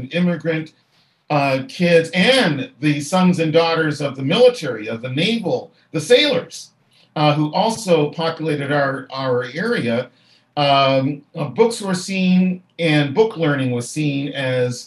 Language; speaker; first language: English; native; English